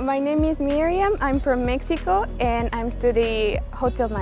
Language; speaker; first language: English; non-native, fluent; Spanish